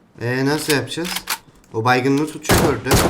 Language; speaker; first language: Turkish; native; Turkish